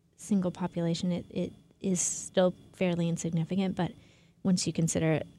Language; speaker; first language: English; native; English